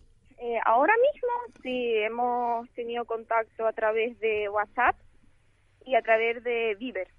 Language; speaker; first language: Spanish; early bilingual, other home language; Ukrainian